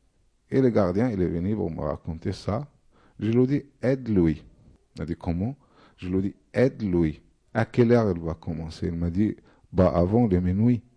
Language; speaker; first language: French; non-native, fluent; Arabic